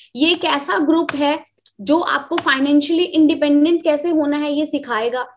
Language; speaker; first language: Hindi; native; Hindi